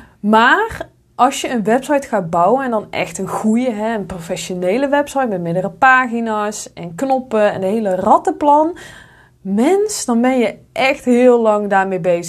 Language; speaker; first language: Dutch; native; Dutch